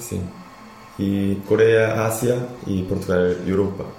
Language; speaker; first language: Portuguese; non-native, learner; Korean